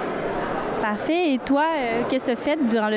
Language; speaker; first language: French; native; French